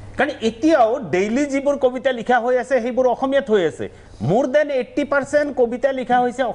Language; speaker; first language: Assamese; non-native, local second language; Bangla